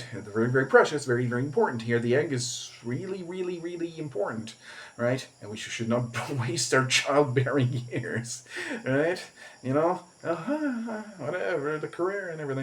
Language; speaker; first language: English; native; English